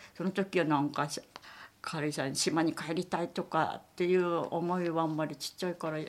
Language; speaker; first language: Japanese; native; Japanese